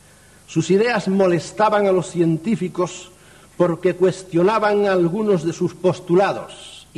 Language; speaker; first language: Spanish; native; Spanish